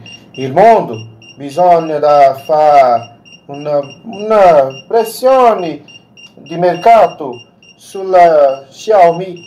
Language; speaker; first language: Italian; non-native, learner; Portuguese